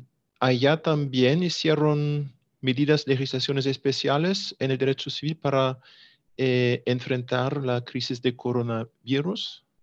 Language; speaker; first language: Spanish; non-native, fluent; German